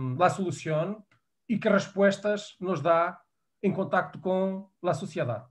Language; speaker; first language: Spanish; non-native, fluent; Portuguese